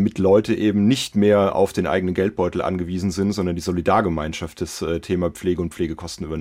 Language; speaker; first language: German; native; German